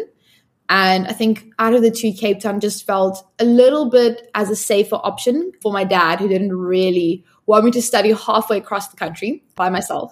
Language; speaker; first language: English; non-native, local second language; Afrikaans